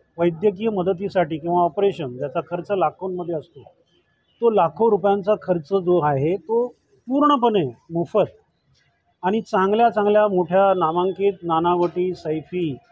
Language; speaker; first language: Marathi; native; Marathi